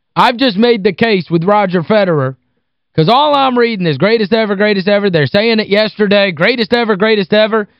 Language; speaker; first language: English; native; English